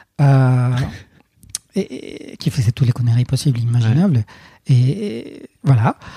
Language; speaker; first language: French; non-native, fluent; Spanish